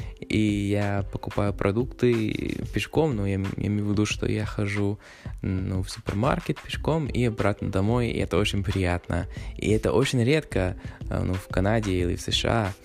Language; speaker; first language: Russian; non-native, fluent; English